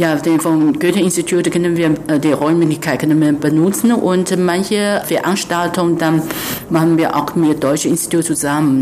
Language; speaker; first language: German; non-native, fluent; Chinese